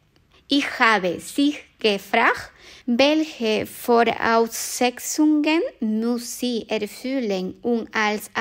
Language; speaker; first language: German; non-native, fluent; Spanish